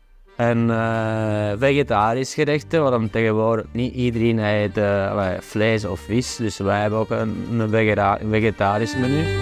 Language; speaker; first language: Dutch; non-native, fluent; Italian